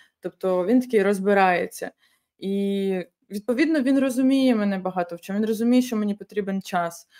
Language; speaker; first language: Ukrainian; native; Ukrainian